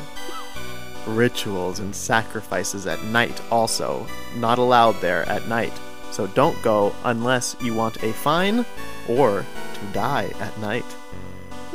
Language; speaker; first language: English; native; English